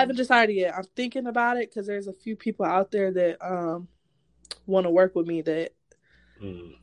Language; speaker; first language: English; native; English